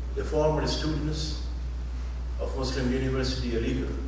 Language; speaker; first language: English; non-native, local second language; Urdu